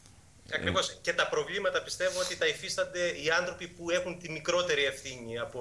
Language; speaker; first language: Greek; native; Greek